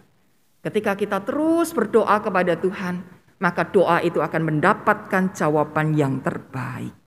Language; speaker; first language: Indonesian; native; Indonesian